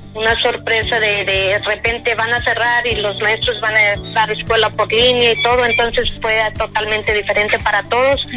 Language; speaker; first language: Spanish; native; Spanish